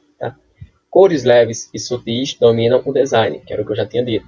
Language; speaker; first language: Portuguese; native; Portuguese